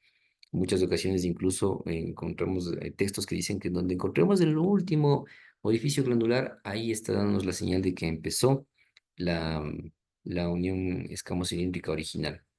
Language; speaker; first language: Spanish; native; Spanish